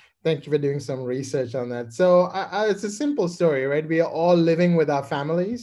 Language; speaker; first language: English; non-native, local second language; Sinhala